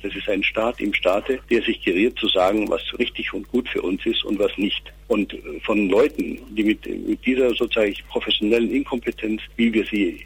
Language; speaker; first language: German; native; German